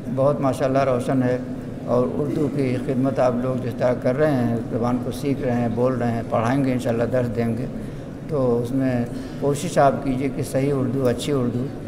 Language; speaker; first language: Urdu; native; Urdu